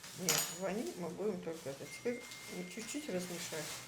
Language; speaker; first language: Russian; non-native, local second language; Azerbaijani